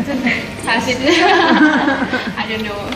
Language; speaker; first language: English; non-native, learner; Thai